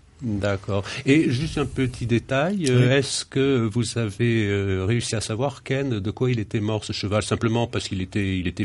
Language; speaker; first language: French; native; French